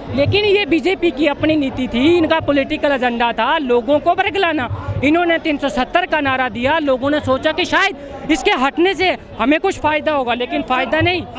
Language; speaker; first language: Hindi; native; Hindi